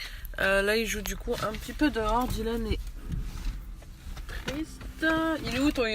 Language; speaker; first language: French; native; French